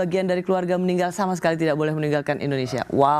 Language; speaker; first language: Indonesian; native; Indonesian